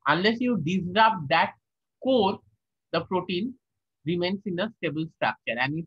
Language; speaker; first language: English; non-native, local second language; Bangla